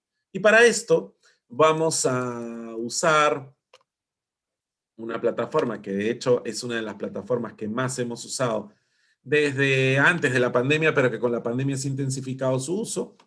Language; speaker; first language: Spanish; native; Spanish